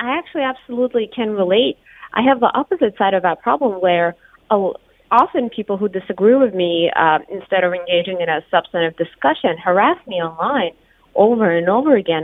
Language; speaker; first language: English; non-native, fluent; Russian